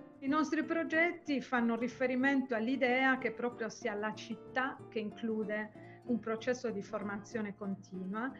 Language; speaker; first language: Italian; native; Italian